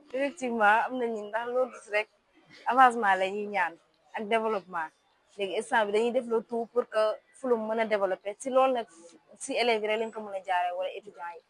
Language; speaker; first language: Wolof; non-native, local second language; Serer